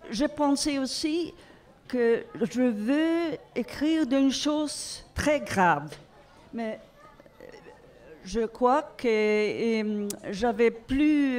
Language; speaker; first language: French; non-native, learner; Swedish